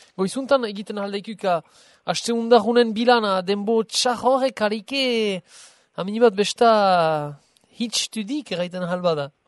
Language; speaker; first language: Basque; native; Basque